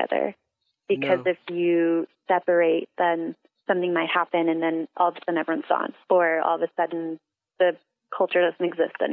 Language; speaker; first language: English; native; English